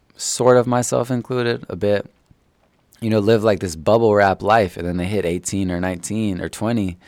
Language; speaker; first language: English; native; English